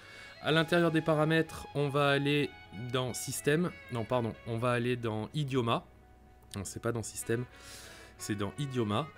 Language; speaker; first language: French; native; French